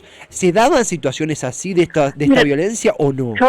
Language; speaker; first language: Spanish; native; Spanish